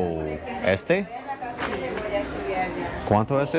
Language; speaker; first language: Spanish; non-native, learner; English